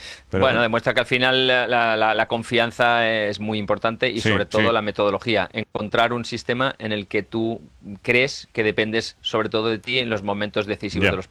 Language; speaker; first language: Spanish; native; Spanish